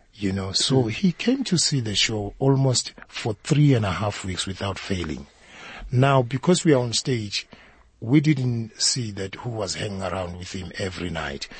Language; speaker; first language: English; non-native, local second language; Zulu